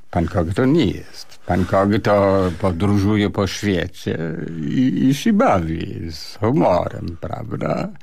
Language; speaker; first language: Polish; non-native, fluent; English